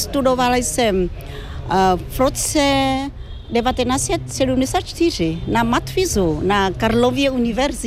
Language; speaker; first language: Czech; non-native, fluent; Vietnamese